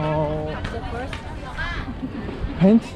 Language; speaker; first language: English; non-native, learner; Korean